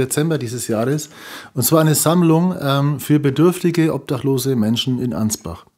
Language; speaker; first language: German; native; German